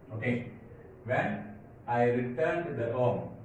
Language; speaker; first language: English; non-native, local second language; Tamil